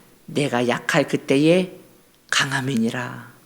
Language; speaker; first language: Korean; native; Korean